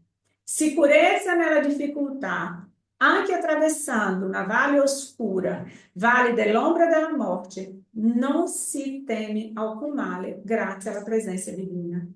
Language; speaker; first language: Italian; non-native, fluent; Portuguese